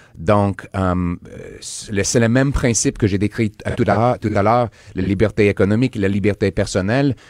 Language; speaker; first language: French; non-native, local second language; English